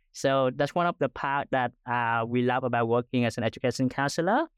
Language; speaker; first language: English; non-native, fluent; Vietnamese